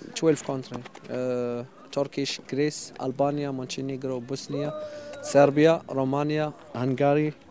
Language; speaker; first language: English; non-native, fluent; Arabic